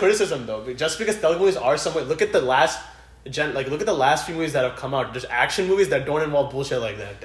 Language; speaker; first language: English; early bilingual, other home language; Telugu